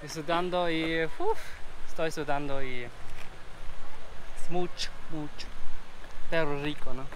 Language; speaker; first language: Spanish; non-native, learner; German